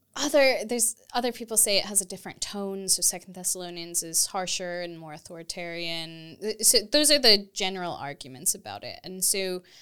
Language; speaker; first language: English; native; English